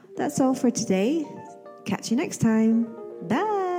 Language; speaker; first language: English; native; English